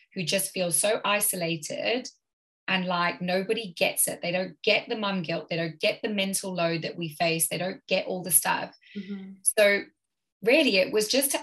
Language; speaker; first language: English; native; English